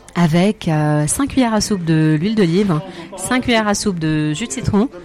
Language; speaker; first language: French; non-native, fluent; Arabic